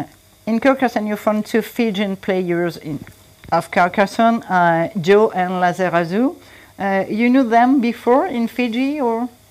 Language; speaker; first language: English; non-native, learner; French